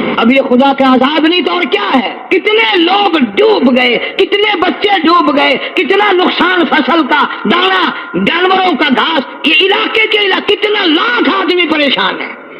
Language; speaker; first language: Urdu; non-native, local second language; Saraiki